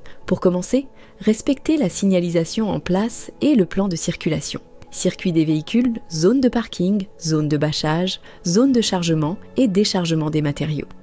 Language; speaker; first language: French; native; French